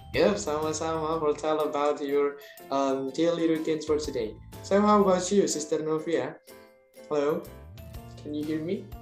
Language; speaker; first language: English; non-native, learner; Indonesian